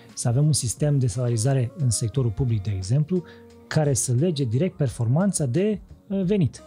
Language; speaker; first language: Romanian; native; Romanian